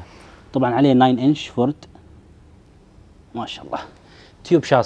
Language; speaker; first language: Arabic; native; Arabic